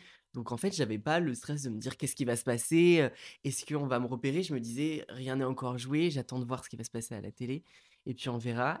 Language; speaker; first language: French; native; French